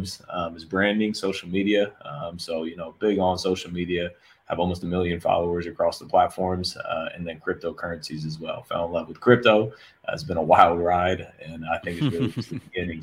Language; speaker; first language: English; native; English